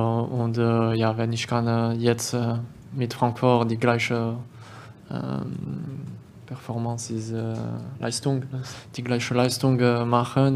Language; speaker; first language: German; non-native, learner; French